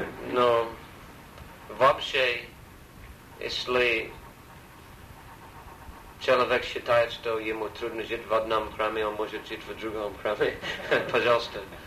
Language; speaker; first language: Russian; non-native, learner; English